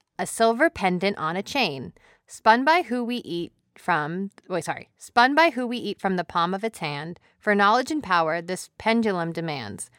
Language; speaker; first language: English; native; English